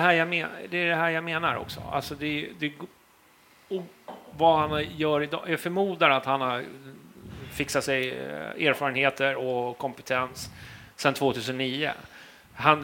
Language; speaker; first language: Swedish; native; Swedish